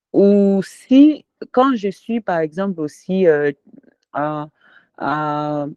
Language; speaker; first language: French; non-native, local second language; Swahili